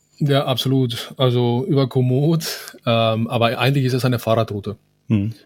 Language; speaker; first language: German; non-native, fluent; Spanish